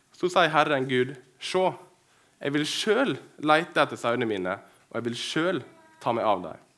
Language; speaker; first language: Norwegian; native; Norwegian